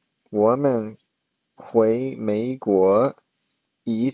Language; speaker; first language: Chinese; early bilingual, heritage; Chinese